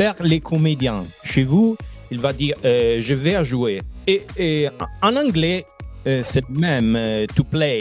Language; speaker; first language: French; non-native, learner; Italian